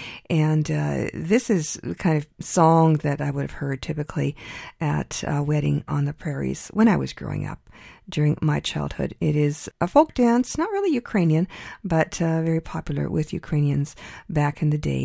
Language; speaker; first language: English; early bilingual, other home language; Ukrainian